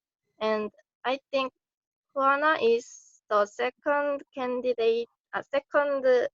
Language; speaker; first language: English; non-native, learner; Korean